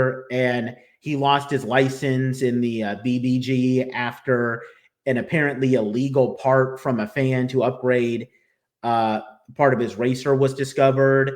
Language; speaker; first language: English; native; English